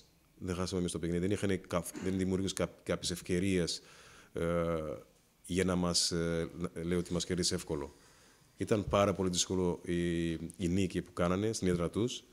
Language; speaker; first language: Greek; non-native, fluent; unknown